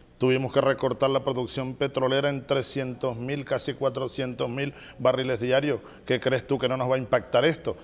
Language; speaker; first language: Spanish; native; Spanish